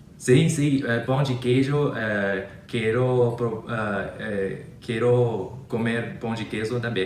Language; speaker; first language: Portuguese; non-native, learner; Chinese